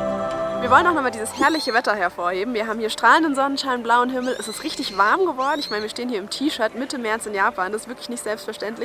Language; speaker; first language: German; native; German